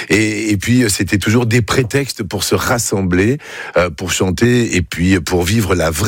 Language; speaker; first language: French; native; French